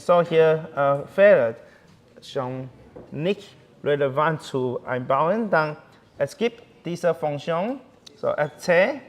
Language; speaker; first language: German; non-native, learner; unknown